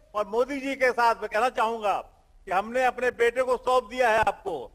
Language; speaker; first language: Hindi; native; Hindi